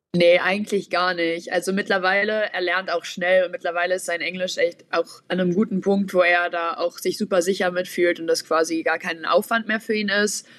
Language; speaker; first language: German; native; German